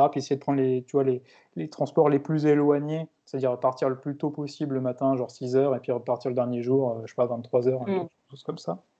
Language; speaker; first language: French; native; French